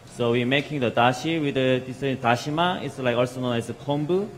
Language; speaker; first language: English; non-native, learner; Korean